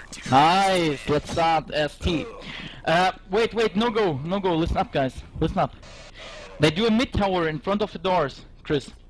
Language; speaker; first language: English; non-native, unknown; German